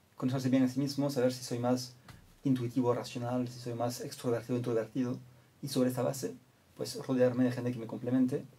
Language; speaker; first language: Spanish; non-native, fluent; French